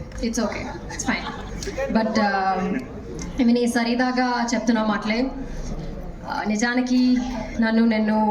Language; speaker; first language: Telugu; non-native, learner; Malayalam